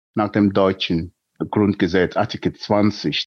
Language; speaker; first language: German; non-native, fluent; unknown